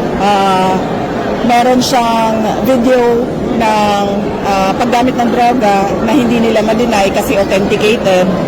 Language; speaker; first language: Filipino; native; Filipino